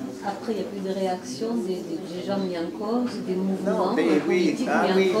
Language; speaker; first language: French; native; French